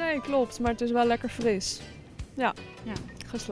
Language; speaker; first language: Dutch; native; Dutch